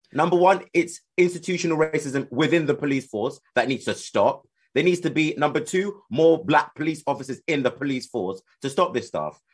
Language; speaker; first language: English; native; English